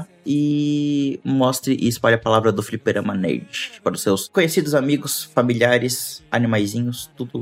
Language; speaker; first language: Portuguese; native; Portuguese